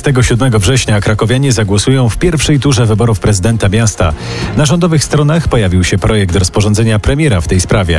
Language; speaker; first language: Polish; native; Polish